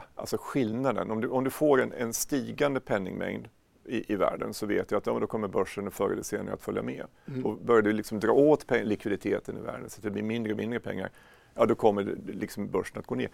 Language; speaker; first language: Swedish; native; Swedish